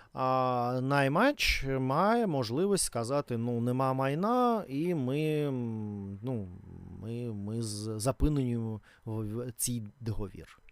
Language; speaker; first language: Ukrainian; non-native, learner; Russian